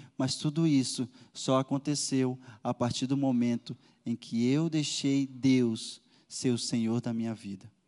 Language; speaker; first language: Portuguese; native; Portuguese